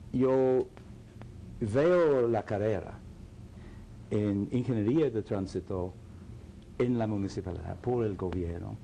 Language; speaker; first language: Spanish; non-native, fluent; English